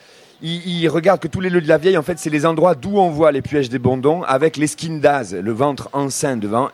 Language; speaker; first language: French; native; French